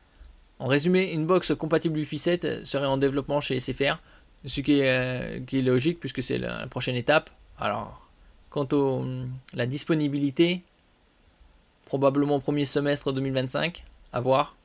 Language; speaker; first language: French; native; French